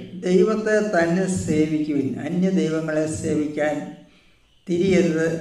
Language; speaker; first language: Malayalam; native; Malayalam